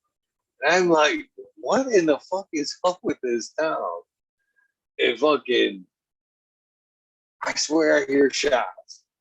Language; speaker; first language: English; native; English